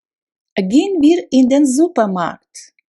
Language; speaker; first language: German; non-native, fluent; Russian